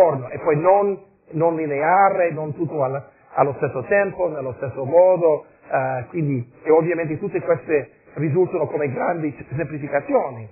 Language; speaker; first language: Italian; non-native, fluent; English